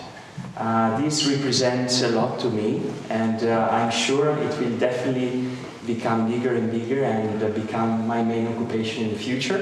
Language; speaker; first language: English; non-native, fluent; Italian